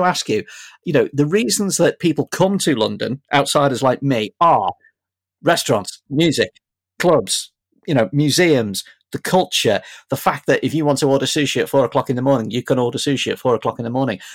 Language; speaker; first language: English; native; English